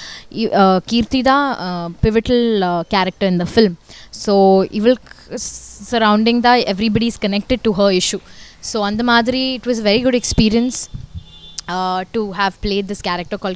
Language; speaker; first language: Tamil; non-native, learner; Malayalam